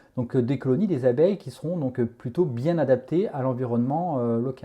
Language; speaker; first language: French; native; French